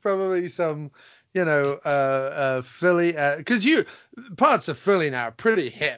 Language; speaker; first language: English; native; English